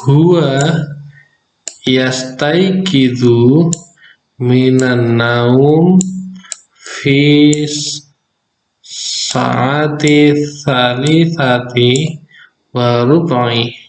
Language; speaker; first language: Arabic; non-native, fluent; Indonesian